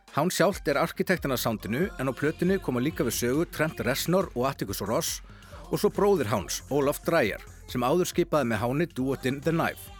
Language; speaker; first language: Icelandic; native; Icelandic